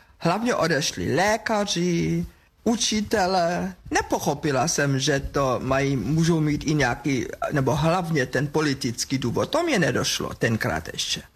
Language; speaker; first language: Czech; non-native, fluent; German